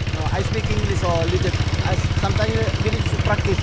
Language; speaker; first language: English; non-native, learner; Indonesian